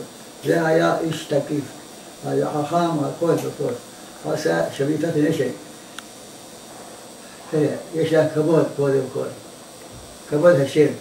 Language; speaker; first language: Hebrew; non-native, learner; Arabic